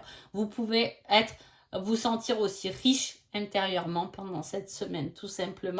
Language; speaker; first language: French; native; French